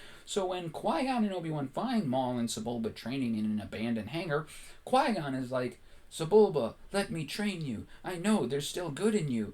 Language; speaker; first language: English; native; English